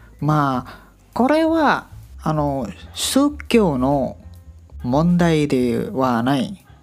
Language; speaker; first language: Japanese; non-native, learner; Indonesian